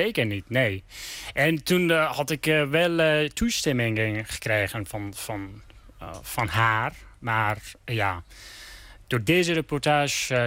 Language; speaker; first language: Dutch; non-native, learner; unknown